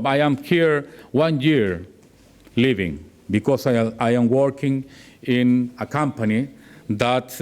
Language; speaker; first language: English; non-native, learner; Spanish